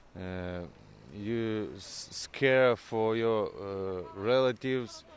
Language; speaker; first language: English; non-native, fluent; Norwegian